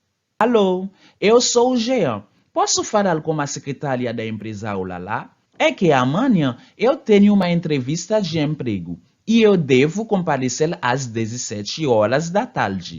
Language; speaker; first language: Portuguese; non-native, fluent; Haitian Creole